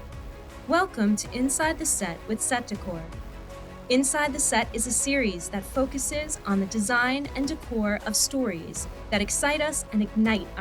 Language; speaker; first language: English; native; English